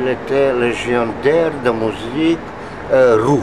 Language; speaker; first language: French; non-native, learner; Russian